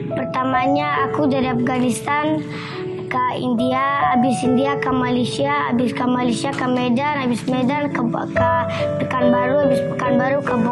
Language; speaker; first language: Indonesian; early bilingual, other home language; Persian